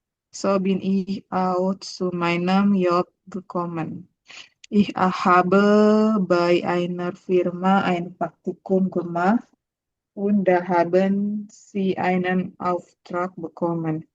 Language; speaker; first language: German; non-native, learner; Indonesian